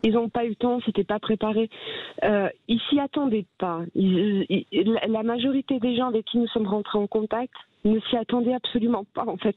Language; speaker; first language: French; native; French